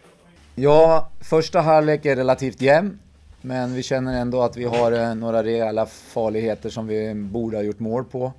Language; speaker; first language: Swedish; native; Swedish